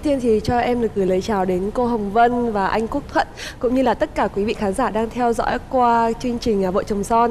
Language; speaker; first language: Vietnamese; native; Vietnamese